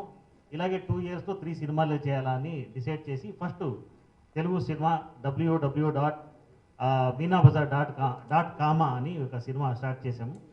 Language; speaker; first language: Telugu; non-native, learner; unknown